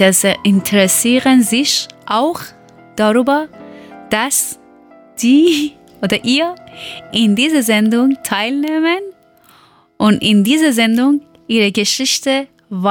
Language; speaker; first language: German; non-native, learner; Persian